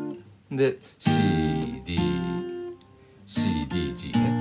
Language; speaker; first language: Japanese; native; Japanese